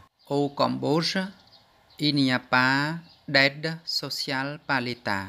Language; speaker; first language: French; non-native, fluent; Khmer